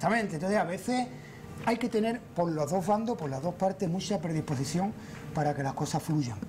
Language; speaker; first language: Spanish; native; Spanish